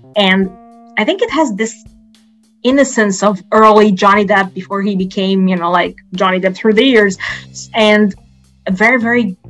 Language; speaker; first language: English; non-native, fluent; Arabic